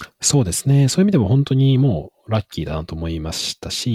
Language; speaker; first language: Japanese; native; Japanese